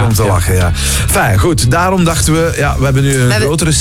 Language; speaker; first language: Dutch; native; Dutch